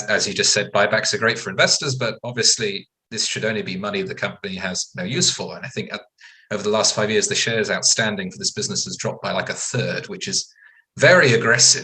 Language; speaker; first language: English; native; English